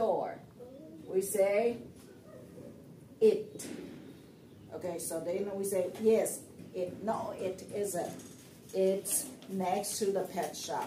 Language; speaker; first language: English; non-native, fluent; Chinese